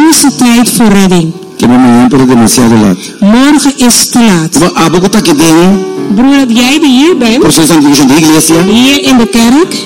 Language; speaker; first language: Dutch; non-native, fluent; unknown